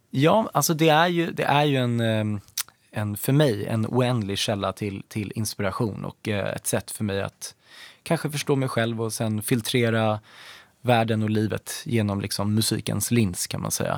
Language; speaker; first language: Swedish; native; Swedish